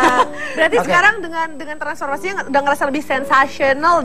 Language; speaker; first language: Indonesian; native; Indonesian